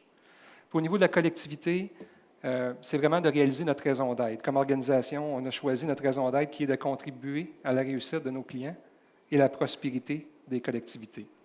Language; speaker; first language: French; native; French